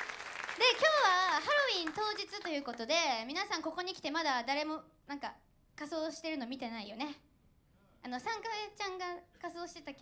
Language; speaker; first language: Japanese; native; Japanese